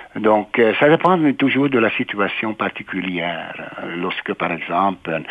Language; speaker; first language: French; non-native, fluent; Hungarian